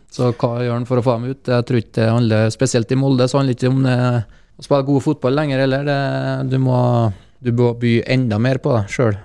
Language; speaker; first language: Norwegian; native; Norwegian